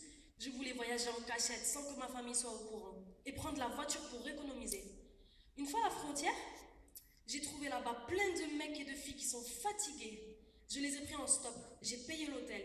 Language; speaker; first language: French; non-native, local second language; Wolof